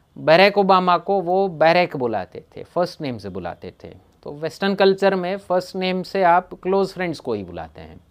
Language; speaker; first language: Hindi; non-native, local second language; Gujarati